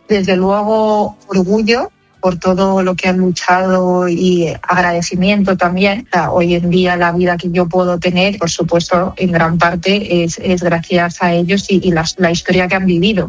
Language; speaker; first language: Spanish; native; Spanish